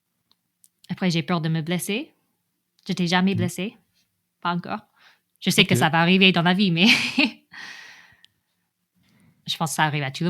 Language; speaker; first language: French; non-native, fluent; English